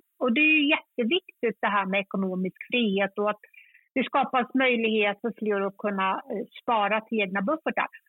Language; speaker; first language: Swedish; early bilingual, other home language; Kurdish